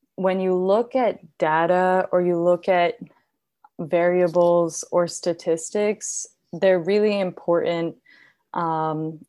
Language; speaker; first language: English; non-native, local second language; Hindi